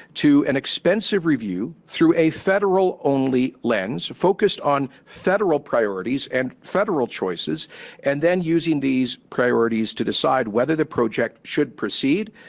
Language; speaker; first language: English; native; English